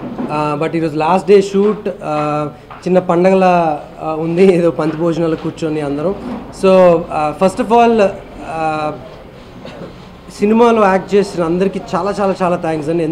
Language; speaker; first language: Telugu; native; Telugu